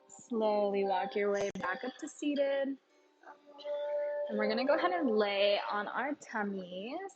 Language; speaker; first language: English; native; English